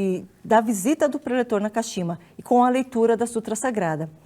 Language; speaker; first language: Portuguese; native; Portuguese